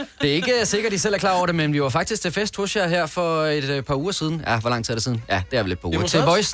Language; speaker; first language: Danish; native; Danish